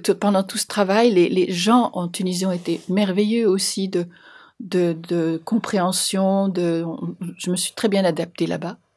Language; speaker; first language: French; native; French